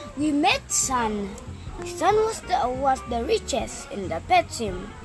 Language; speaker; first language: English; non-native, fluent; Arabic